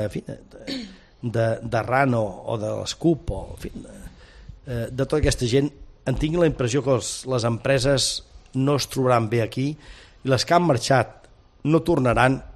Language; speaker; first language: Catalan; native; Catalan